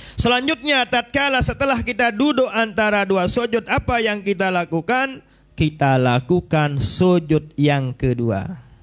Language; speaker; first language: Malay; non-native, local second language; Sasak